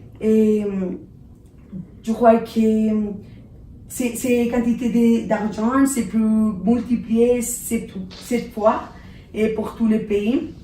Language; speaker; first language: French; non-native, learner; Spanish